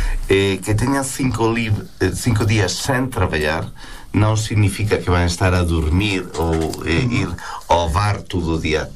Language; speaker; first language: Portuguese; non-native, fluent; Spanish